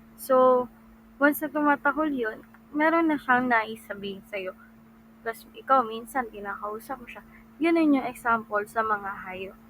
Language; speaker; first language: Filipino; non-native, local second language; Cebuano